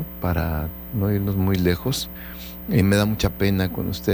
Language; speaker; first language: Spanish; native; Spanish